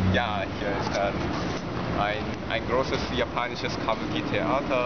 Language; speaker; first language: German; non-native, fluent; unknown